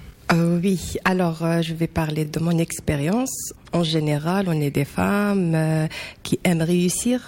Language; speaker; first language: French; non-native, local second language; Arabic